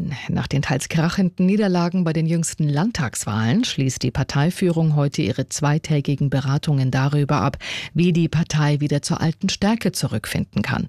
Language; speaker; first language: German; native; German